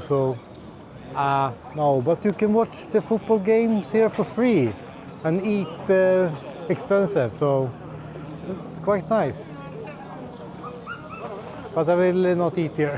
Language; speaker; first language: English; non-native, fluent; Swedish